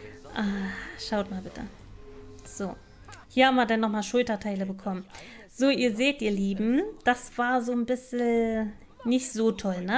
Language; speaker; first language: German; native; German